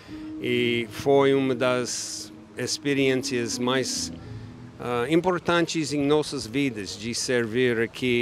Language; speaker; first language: Portuguese; non-native, fluent; English